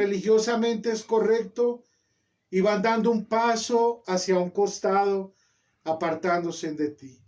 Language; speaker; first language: Spanish; native; Spanish